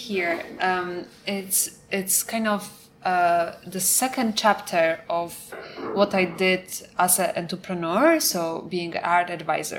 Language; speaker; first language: English; non-native, fluent; Polish